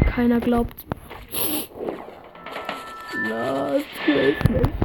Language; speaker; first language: German; early bilingual, other home language; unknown